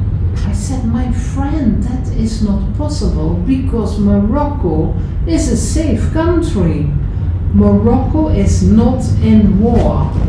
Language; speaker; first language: English; non-native, fluent; Dutch